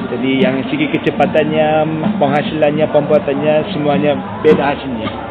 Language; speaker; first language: Indonesian; non-native, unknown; Korean